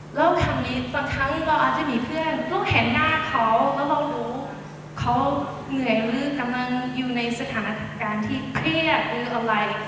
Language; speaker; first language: Thai; non-native, fluent; English